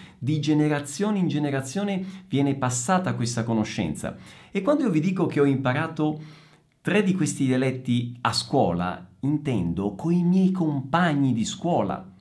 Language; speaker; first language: Italian; native; Italian